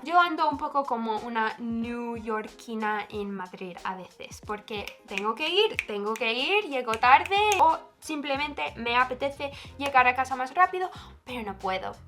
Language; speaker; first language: Spanish; non-native, fluent; English